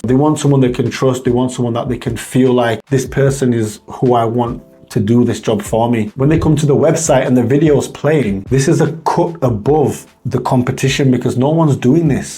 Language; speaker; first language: English; native; English